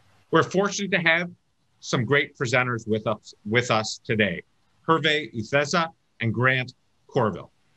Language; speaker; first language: English; native; English